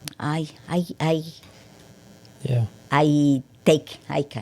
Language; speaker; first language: English; non-native, learner; Spanish